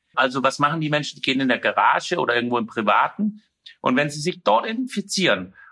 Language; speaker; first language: German; non-native, fluent; Danish